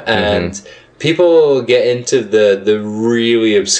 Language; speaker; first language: English; native; English